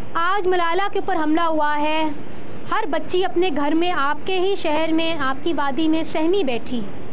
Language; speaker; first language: Urdu; native; Urdu